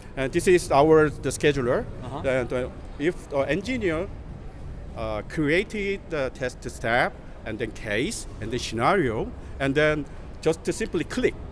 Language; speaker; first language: English; non-native, learner; Korean